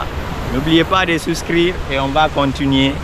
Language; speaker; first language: French; non-native, local second language; Susu